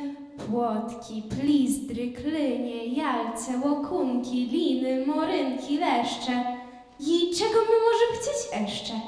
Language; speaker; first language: Polish; native; Polish